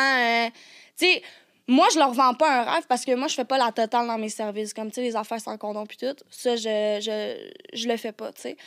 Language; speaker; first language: French; native; French